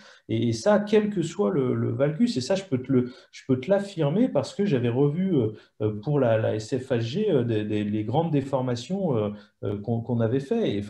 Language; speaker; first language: French; native; French